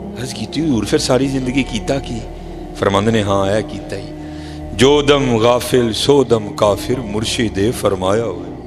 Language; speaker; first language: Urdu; non-native, local second language; Punjabi